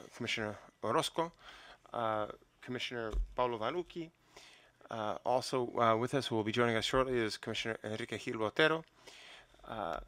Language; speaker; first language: English; native; English